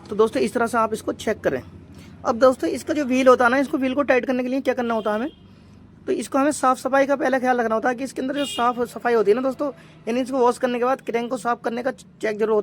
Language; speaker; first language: Hindi; native; Hindi